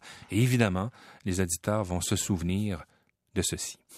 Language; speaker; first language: French; native; French